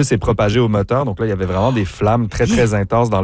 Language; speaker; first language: French; native; French